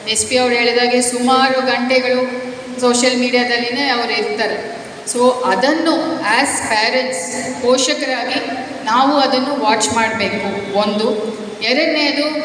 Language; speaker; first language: Kannada; native; Kannada